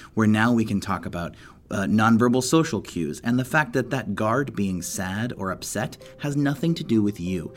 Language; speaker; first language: English; native; English